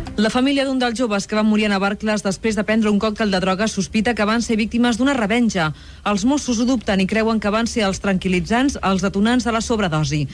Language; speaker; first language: Catalan; non-native, local second language; Spanish